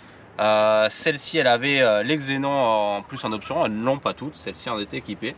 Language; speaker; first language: French; native; French